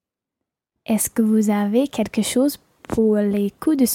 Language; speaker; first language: French; non-native, learner; English